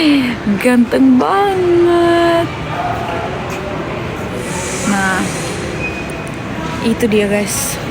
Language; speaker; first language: Indonesian; non-native, learner; Turkish